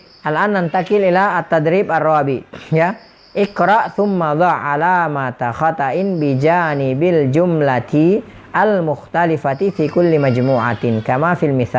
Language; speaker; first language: Arabic; non-native, fluent; Indonesian